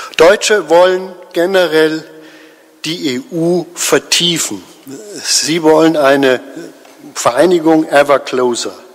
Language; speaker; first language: German; native; German